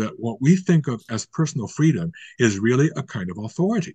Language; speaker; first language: English; native; English